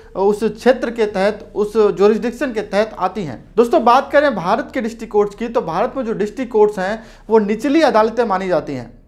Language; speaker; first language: Hindi; native; Hindi